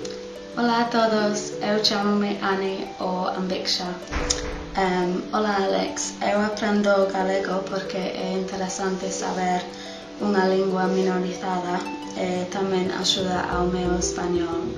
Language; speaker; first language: Galician; non-native, learner; English